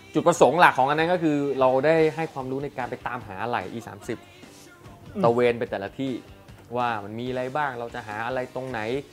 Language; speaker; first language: Thai; native; Thai